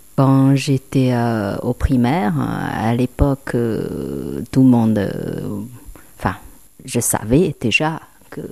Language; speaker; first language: French; non-native, fluent; Chinese